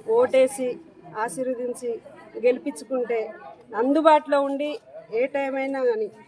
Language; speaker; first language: Telugu; non-native, local second language; Lambadi